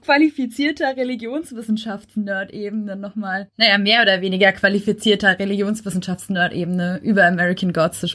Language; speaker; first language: German; native; German